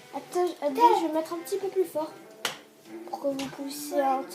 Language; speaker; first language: French; native; French